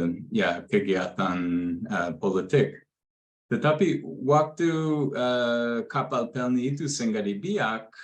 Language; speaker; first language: Indonesian; non-native, fluent; English